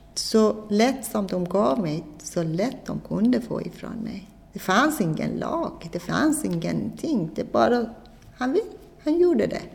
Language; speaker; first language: Swedish; non-native, fluent; Persian